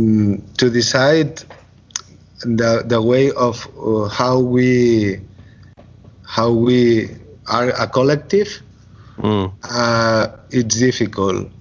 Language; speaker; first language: English; non-native, learner; Catalan